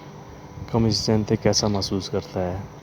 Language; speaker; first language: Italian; non-native, learner; Urdu